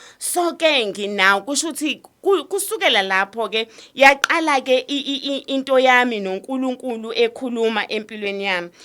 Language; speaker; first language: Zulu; native; Zulu